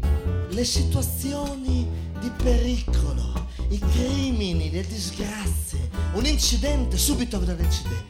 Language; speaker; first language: Italian; native; Italian